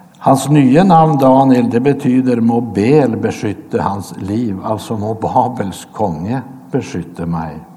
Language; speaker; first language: Swedish; native; Swedish